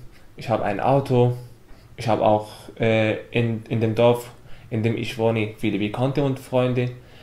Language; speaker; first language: German; non-native, local second language; Arabic